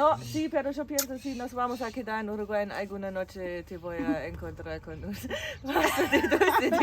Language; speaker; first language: Spanish; non-native, fluent; German